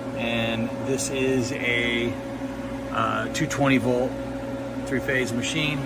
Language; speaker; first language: English; native; English